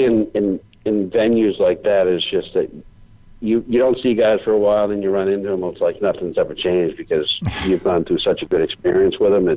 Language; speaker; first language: English; native; English